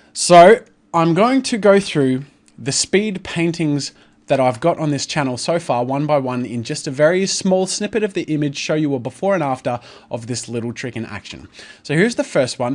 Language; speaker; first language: English; native; English